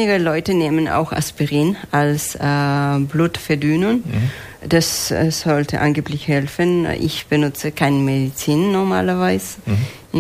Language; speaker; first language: German; non-native, fluent; Spanish